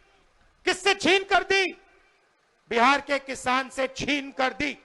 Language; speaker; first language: Hindi; native; Hindi